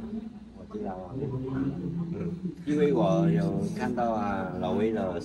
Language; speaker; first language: Chinese; early bilingual, heritage; Chinese